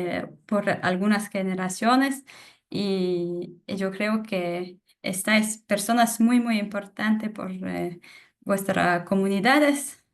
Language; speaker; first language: Spanish; non-native, fluent; French